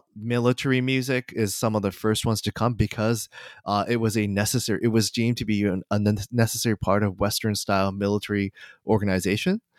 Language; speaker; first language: English; non-native, fluent; Japanese